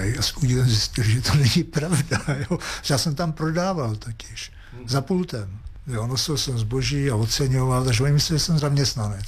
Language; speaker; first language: Czech; native; Czech